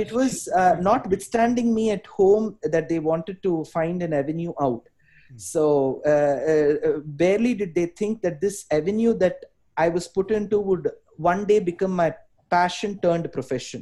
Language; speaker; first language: English; non-native, local second language; Tamil